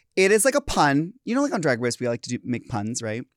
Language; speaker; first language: English; early bilingual, other home language; Filipino